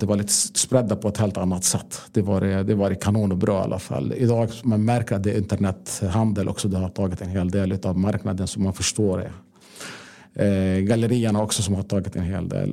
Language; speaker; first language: Swedish; non-native, fluent; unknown